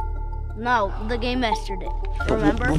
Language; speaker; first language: English; native; English